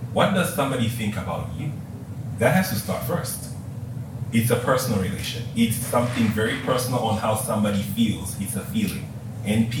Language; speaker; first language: English; non-native, local second language; Swahili